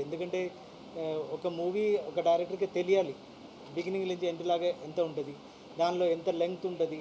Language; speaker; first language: Telugu; non-native, fluent; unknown